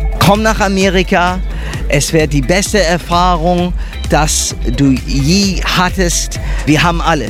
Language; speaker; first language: German; non-native, fluent; English